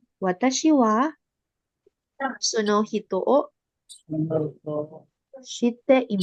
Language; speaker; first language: Japanese; non-native, fluent; Filipino